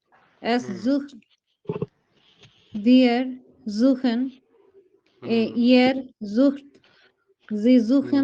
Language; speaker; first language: German; non-native, learner; Hindi